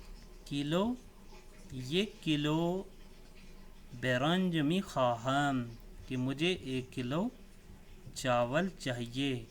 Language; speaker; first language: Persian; non-native, fluent; Urdu